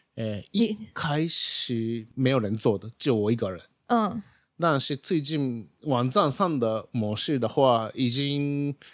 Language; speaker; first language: Chinese; non-native, fluent; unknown